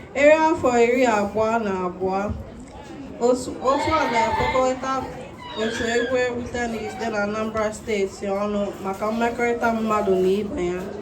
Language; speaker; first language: Igbo; early bilingual, heritage; Igbo